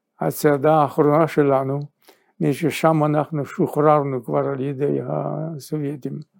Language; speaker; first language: Hebrew; non-native, fluent; Yiddish